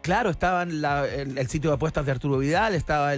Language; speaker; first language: Spanish; native; Spanish